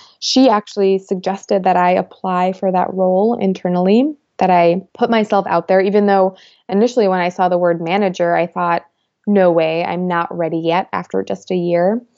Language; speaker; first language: English; early bilingual, other home language; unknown